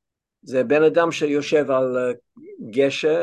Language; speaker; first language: Hebrew; non-native, fluent; English